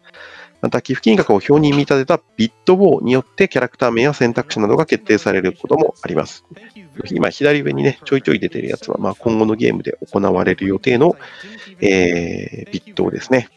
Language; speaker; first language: Japanese; native; Japanese